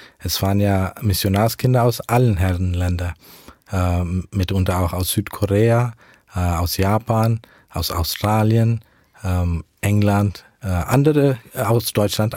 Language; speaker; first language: German; early bilingual, heritage; German